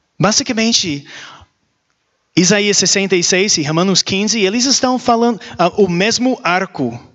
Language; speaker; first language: Portuguese; non-native, learner; English